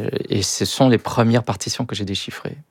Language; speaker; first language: French; native; French